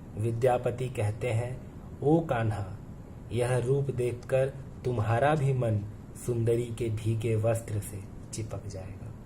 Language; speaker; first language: Hindi; non-native, local second language; Bangla